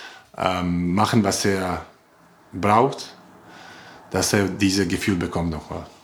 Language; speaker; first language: German; non-native, learner; Croatian